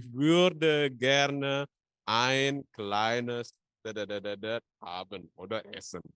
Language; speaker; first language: German; non-native, fluent; Indonesian